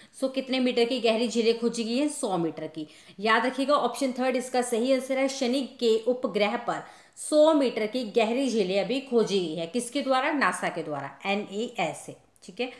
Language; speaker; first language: Hindi; non-native, local second language; Punjabi